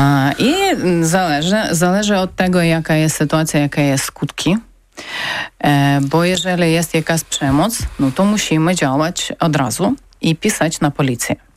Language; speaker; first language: Polish; non-native, learner; Ukrainian